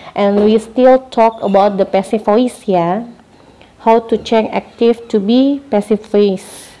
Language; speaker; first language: English; non-native, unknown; Indonesian